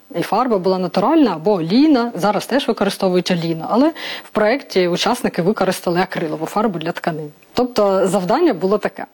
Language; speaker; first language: Ukrainian; native; Ukrainian